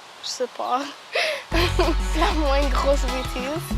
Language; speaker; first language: French; early bilingual, other home language; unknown